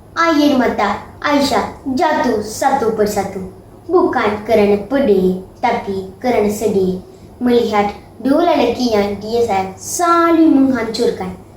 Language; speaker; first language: Malay; non-native, local second language; Tamil